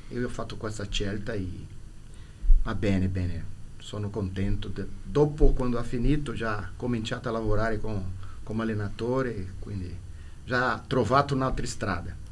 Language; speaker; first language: Italian; non-native, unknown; Portuguese